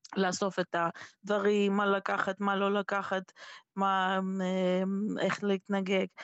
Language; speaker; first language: Hebrew; non-native, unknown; Russian